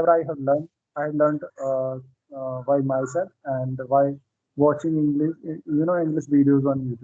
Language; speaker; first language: English; non-native, local second language; Hindi